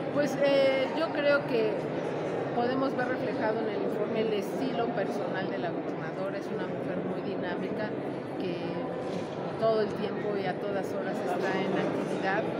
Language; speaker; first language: Spanish; native; Spanish